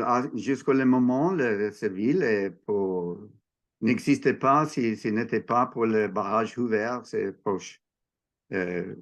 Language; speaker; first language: French; non-native, learner; English